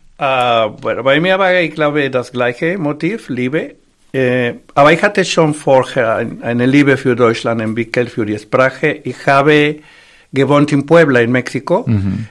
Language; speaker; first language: German; non-native, fluent; Spanish